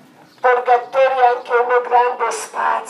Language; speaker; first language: Italian; non-native, learner; Croatian